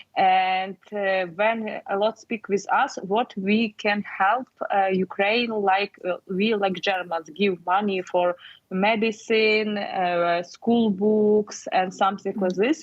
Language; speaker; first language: English; non-native, learner; Ukrainian